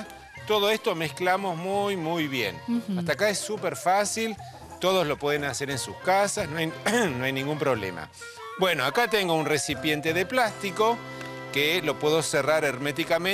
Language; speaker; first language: Spanish; native; Spanish